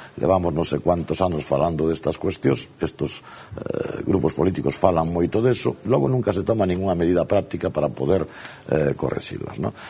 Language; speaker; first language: Galician; non-native, local second language; Spanish